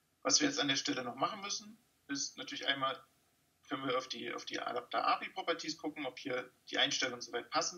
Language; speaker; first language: German; native; German